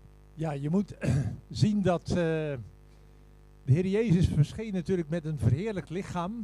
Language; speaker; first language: Dutch; native; Dutch